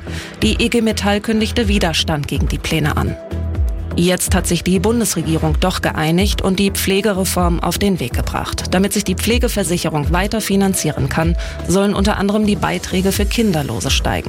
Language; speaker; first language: German; native; German